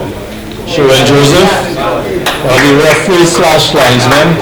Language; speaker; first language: English; native; English